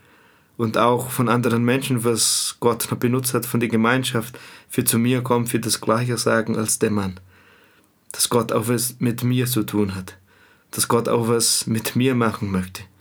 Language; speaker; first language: German; non-native, fluent; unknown